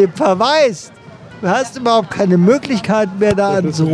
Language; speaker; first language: German; native; German